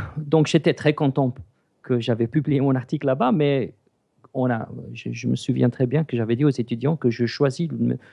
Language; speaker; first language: French; non-native, fluent; Greek